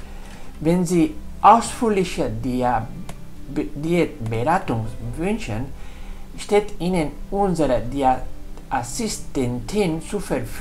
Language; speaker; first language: German; non-native, fluent; Spanish